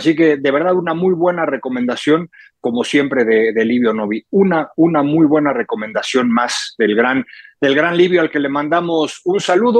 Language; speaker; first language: Spanish; native; Spanish